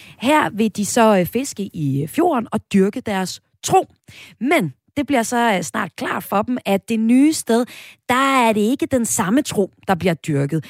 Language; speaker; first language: Danish; native; Danish